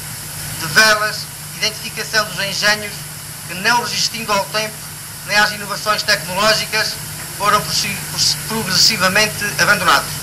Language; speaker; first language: Portuguese; native; Portuguese